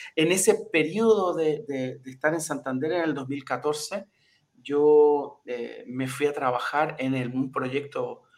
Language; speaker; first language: Spanish; native; Spanish